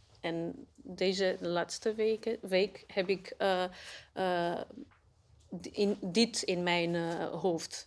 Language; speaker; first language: Dutch; non-native, learner; Portuguese